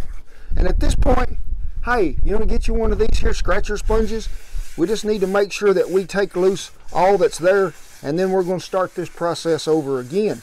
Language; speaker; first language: English; native; English